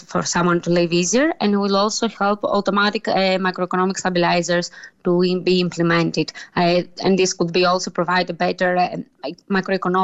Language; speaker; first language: English; native; English